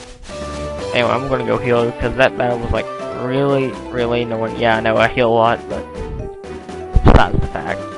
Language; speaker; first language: English; native; English